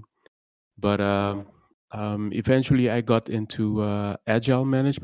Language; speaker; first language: English; non-native, fluent; Papiamento